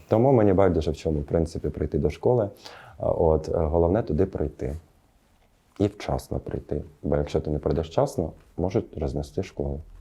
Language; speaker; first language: Ukrainian; native; Ukrainian